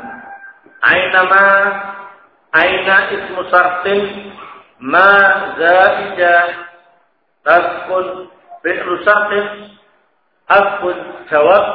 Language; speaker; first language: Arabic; non-native, fluent; Indonesian